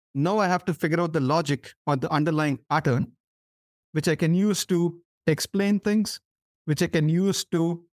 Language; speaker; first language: English; non-native, local second language; Tamil